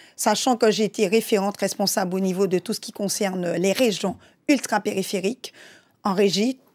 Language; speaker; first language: French; native; French